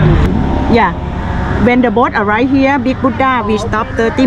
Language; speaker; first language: English; non-native, learner; Thai